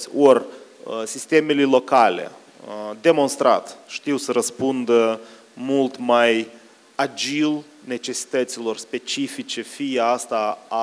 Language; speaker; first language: Romanian; native; Romanian